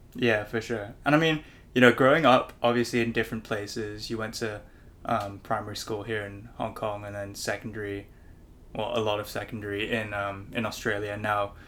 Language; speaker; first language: English; non-native, local second language; Cantonese